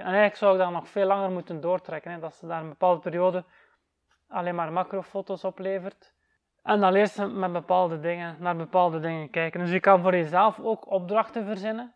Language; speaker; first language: Dutch; native; Dutch